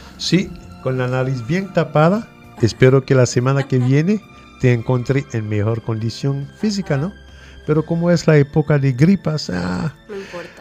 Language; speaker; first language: Spanish; non-native, fluent; French